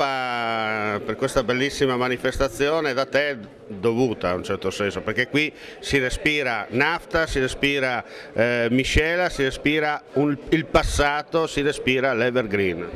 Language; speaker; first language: Italian; native; Italian